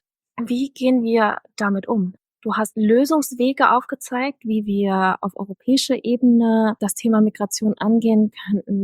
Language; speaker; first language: German; native; German